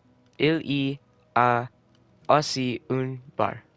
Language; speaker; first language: French; non-native, learner; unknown